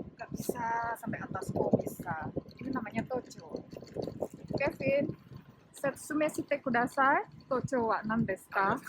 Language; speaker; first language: Indonesian; native; Indonesian